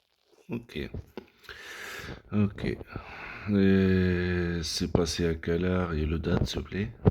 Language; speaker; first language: French; non-native, learner; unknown